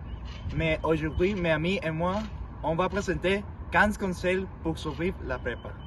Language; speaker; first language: French; non-native, learner; Spanish